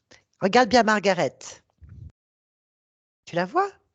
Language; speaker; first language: French; native; French